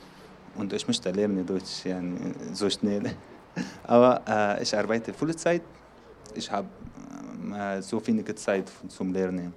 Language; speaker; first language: German; non-native, learner; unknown